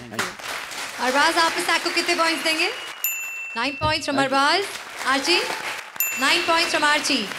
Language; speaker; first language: Hindi; native; Hindi